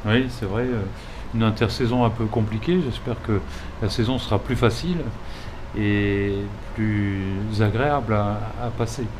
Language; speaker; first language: French; native; French